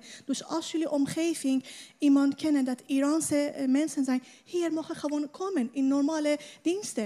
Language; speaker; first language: Dutch; non-native, learner; Persian